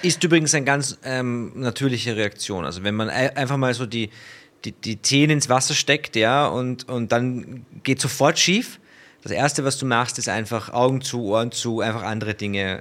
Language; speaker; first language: German; native; German